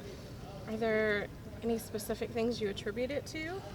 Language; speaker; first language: English; native; English